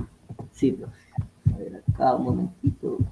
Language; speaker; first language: Spanish; native; Spanish